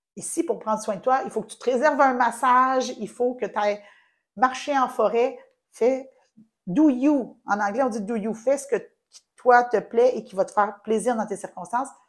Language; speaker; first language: French; native; French